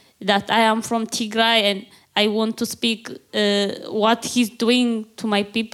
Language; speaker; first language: English; non-native, learner; Tigrinya